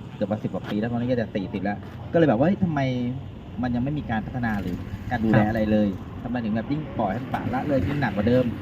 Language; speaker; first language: Thai; native; Thai